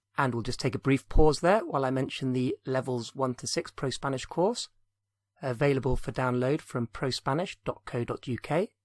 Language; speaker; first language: English; native; English